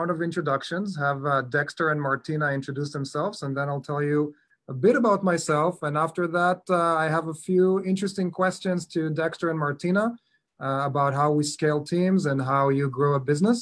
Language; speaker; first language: English; non-native, fluent; Hebrew